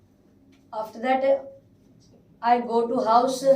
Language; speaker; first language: English; non-native, learner; Hindi